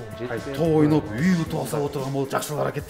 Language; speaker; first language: Kyrgyz; native; Kyrgyz